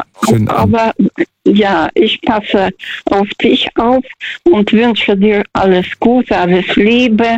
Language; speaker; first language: German; non-native, fluent; Russian